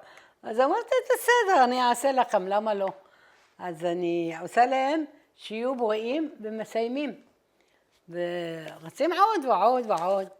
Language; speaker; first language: Hebrew; non-native, fluent; Arabic